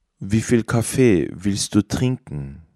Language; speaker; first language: German; non-native, fluent; Korean